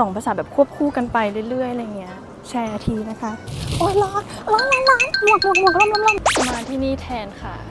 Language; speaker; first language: Thai; native; Thai